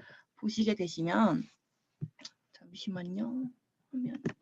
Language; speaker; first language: Korean; native; Korean